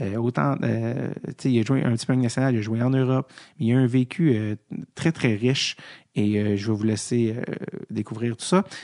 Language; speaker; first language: French; native; French